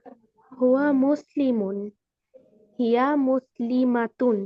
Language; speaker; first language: Arabic; non-native, learner; Bangla